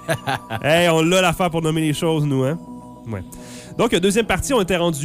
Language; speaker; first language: French; native; French